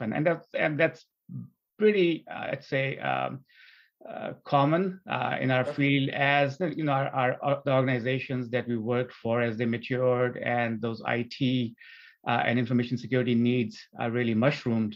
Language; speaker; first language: English; non-native, local second language; Urdu